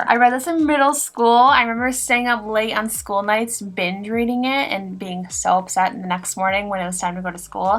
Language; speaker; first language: English; native; English